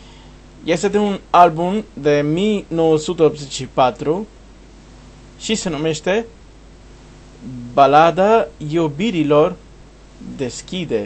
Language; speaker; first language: Romanian; non-native, learner; Portuguese